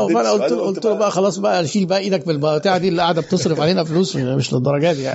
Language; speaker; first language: Arabic; native; Arabic